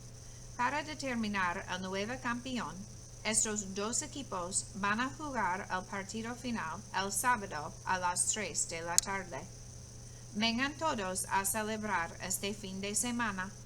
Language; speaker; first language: Spanish; non-native, fluent; English